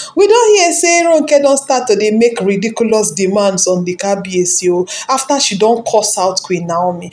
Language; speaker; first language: Nigerian Pidgin; non-native, local second language; Yoruba